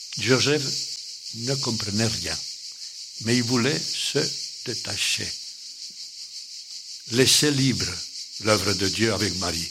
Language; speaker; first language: French; non-native, fluent; Spanish